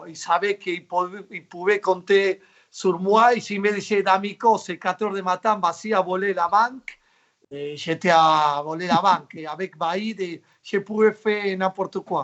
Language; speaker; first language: French; non-native, fluent; Spanish